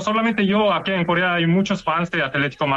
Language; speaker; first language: Spanish; non-native, fluent; Korean